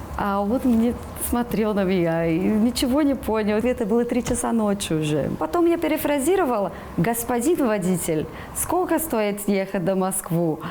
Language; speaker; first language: Russian; non-native, fluent; Portuguese